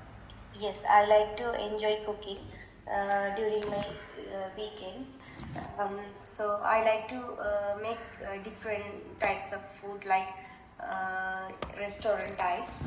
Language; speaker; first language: English; non-native, learner; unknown